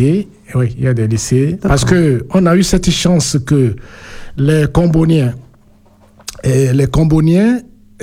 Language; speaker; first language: French; non-native, local second language; Ewe